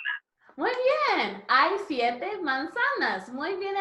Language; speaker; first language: Spanish; non-native, learner; English